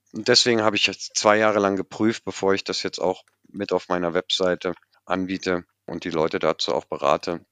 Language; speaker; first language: German; native; German